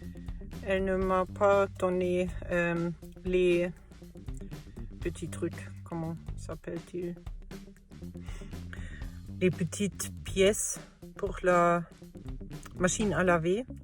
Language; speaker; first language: French; non-native, learner; German